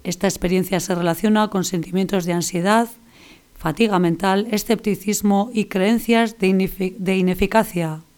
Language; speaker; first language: Spanish; non-native, local second language; Basque